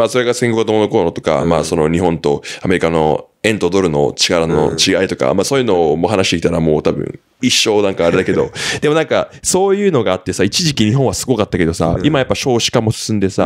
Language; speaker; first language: Japanese; native; Japanese